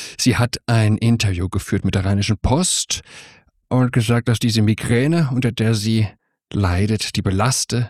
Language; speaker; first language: German; native; German